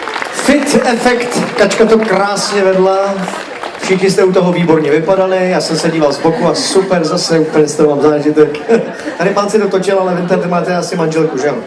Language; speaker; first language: Czech; native; Czech